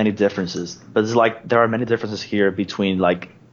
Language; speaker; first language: English; non-native, fluent; Spanish